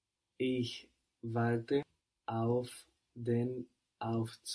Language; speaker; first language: German; non-native, learner; English